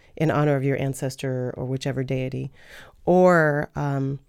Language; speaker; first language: English; native; English